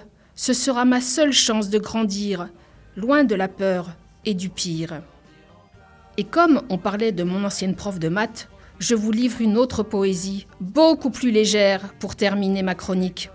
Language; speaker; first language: French; native; French